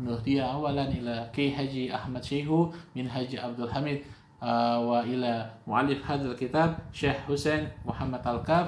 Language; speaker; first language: Arabic; non-native, fluent; Indonesian